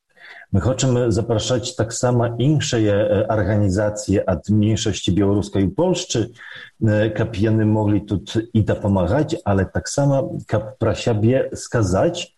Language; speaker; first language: Polish; non-native, local second language; Belarusian